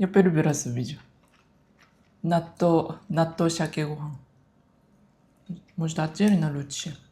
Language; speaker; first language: Russian; non-native, learner; Japanese